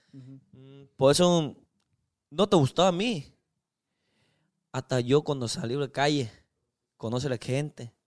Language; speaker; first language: Spanish; non-native, learner; Chinese